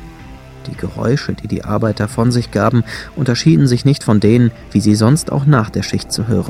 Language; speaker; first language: German; native; German